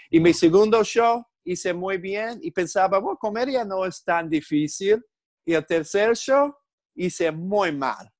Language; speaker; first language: Spanish; non-native, learner; English